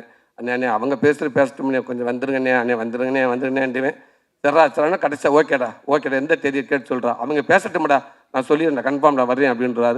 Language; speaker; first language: Tamil; native; Tamil